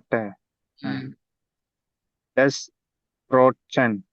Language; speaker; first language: German; non-native, learner; Tamil